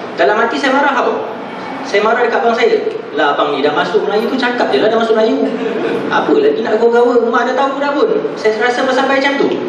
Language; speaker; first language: Malay; non-native, local second language; Tamil